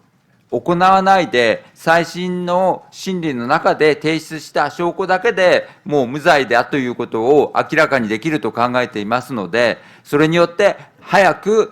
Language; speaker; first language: Japanese; native; Japanese